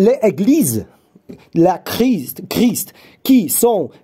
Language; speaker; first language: French; non-native, learner; Polish